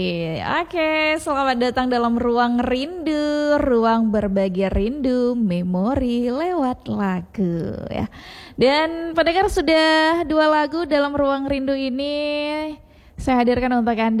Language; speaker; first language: Indonesian; native; Indonesian